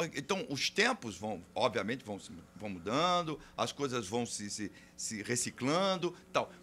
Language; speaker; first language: Portuguese; native; Portuguese